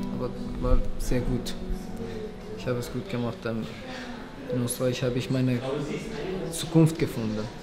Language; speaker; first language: German; non-native, learner; Persian